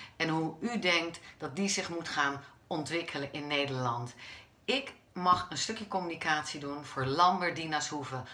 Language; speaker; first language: Dutch; native; Dutch